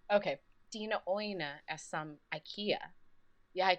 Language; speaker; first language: Danish; non-native, learner; English